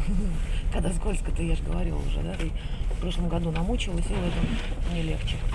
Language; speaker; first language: Russian; native; Russian